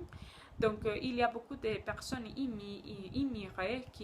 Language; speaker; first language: French; non-native, learner; Spanish